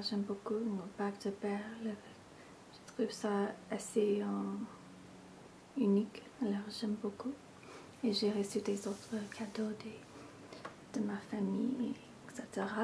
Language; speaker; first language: French; non-native, learner; English